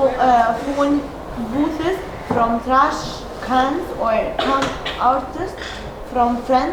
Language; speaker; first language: English; non-native, learner; Arabic